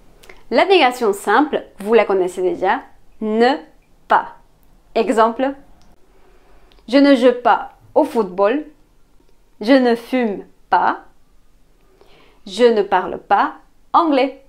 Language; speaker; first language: French; non-native, fluent; Spanish